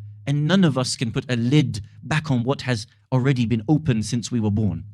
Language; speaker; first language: English; native; English